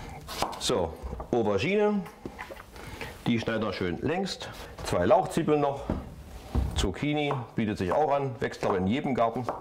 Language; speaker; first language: German; native; German